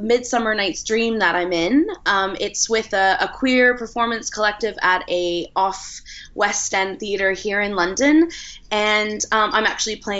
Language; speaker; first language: English; native; English